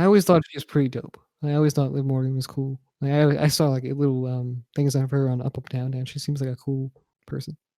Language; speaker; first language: English; native; English